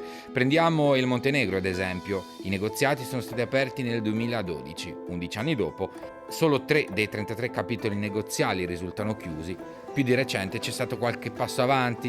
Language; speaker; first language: Italian; native; Italian